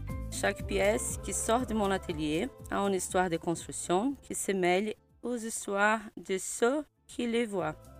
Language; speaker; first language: French; non-native, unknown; Portuguese